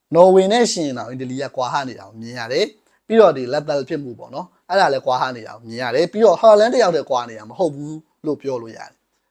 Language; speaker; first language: Burmese; native; Burmese